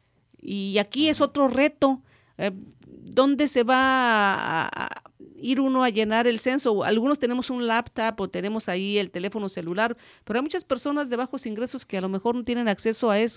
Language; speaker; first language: Spanish; native; Spanish